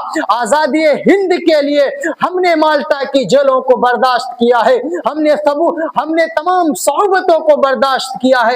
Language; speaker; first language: Urdu; native; Urdu